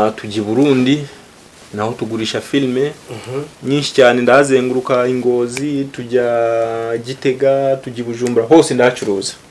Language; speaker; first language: Kinyarwanda; early bilingual, heritage; Kinyarwanda